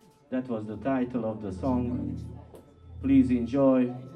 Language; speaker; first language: English; non-native, learner; Hungarian